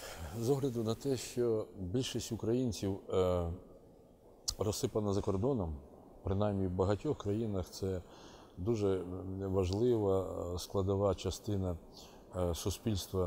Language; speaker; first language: Ukrainian; native; Ukrainian